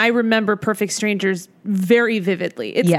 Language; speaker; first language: English; native; English